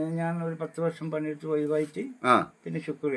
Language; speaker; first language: Malayalam; non-native, local second language; Urdu